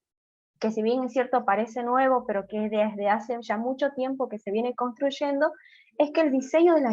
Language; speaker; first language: Spanish; native; Spanish